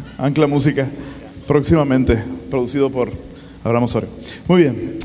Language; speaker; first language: Spanish; native; Spanish